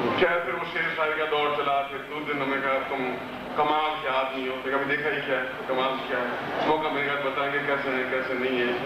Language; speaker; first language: Hindi; native; Hindi